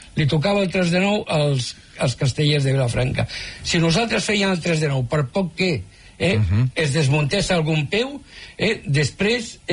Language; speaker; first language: Catalan; native; Catalan